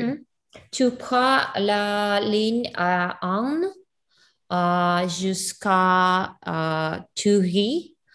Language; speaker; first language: French; non-native, learner; English